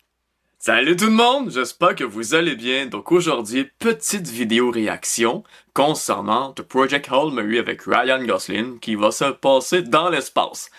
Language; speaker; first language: French; native; French